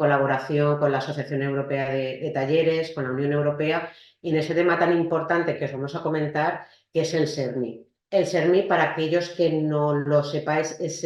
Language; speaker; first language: Spanish; native; Spanish